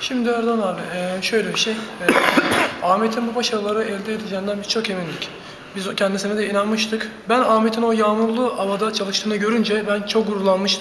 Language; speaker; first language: Turkish; native; Turkish